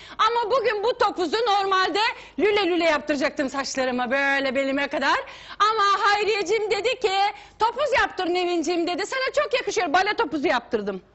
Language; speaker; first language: Turkish; native; Turkish